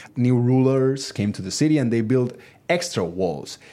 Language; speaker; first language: English; non-native, fluent; Catalan